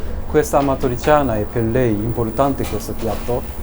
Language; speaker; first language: Italian; non-native, learner; Japanese